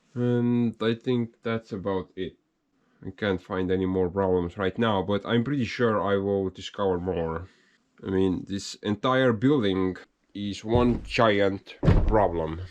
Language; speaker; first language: English; non-native, fluent; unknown